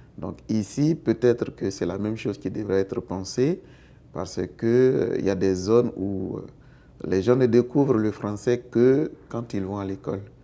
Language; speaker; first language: French; non-native, local second language; Baoulé